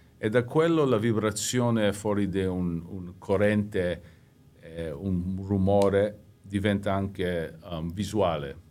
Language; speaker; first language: Italian; early bilingual, heritage; English